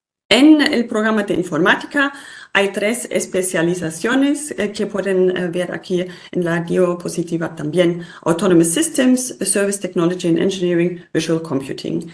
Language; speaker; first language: Spanish; non-native, fluent; German